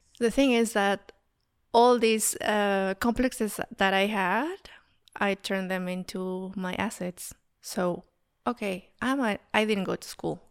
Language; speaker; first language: English; non-native, fluent; Spanish